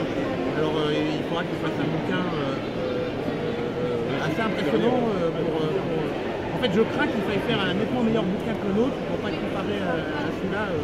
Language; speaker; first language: French; native; French